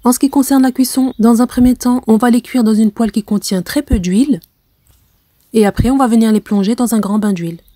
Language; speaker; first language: French; non-native, local second language; Arabic